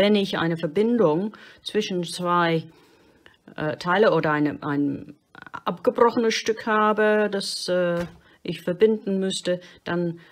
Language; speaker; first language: German; non-native, fluent; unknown